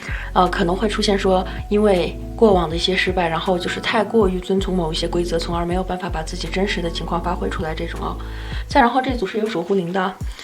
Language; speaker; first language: Chinese; native; Chinese